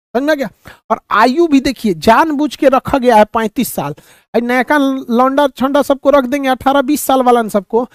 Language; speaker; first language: Hindi; native; Hindi